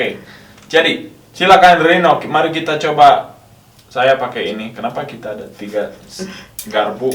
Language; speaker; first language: Indonesian; non-native, learner; English